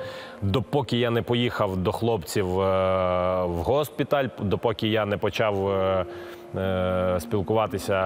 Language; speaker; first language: Ukrainian; non-native, local second language; Russian